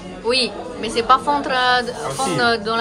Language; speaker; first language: French; non-native, learner; Indonesian